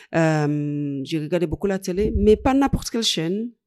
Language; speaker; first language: French; non-native, fluent; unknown